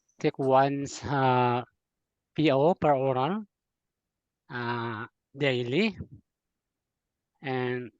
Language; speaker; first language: English; non-native, learner; Indonesian